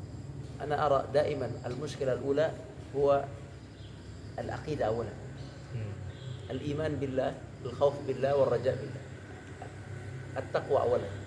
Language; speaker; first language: Arabic; non-native, fluent; Indonesian